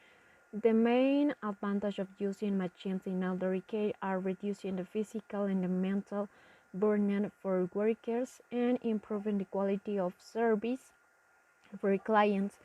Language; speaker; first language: English; non-native, learner; Spanish